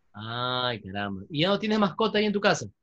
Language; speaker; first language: Spanish; native; Spanish